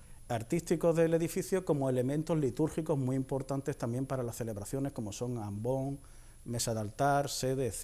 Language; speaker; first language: Spanish; native; Spanish